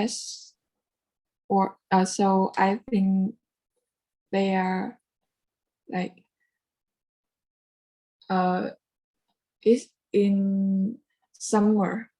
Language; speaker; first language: English; non-native, learner; Vietnamese